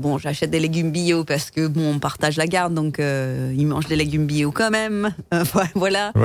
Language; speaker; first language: French; non-native, fluent; English